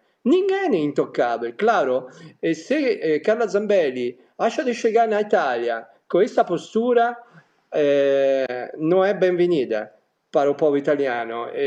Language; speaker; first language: Portuguese; non-native, fluent; Italian